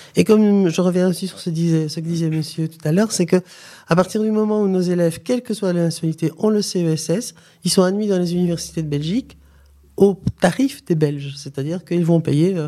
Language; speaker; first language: French; native; French